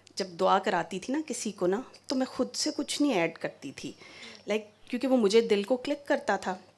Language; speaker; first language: Urdu; native; Urdu